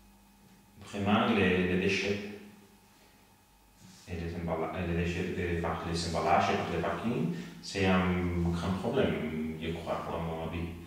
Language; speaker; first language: French; non-native, learner; Spanish